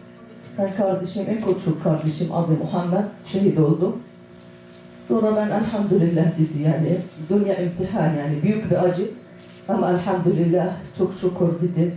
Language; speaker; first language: Turkish; non-native, learner; Arabic